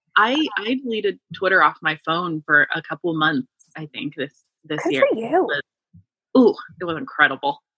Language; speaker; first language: English; early bilingual, other home language; Yoruba